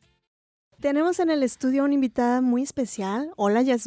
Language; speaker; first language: Spanish; native; Spanish